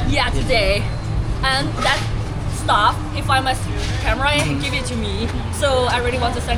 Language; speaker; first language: English; non-native, learner; Chinese